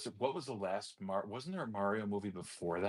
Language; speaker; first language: English; native; English